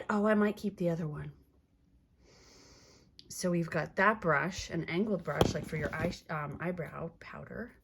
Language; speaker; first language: English; native; English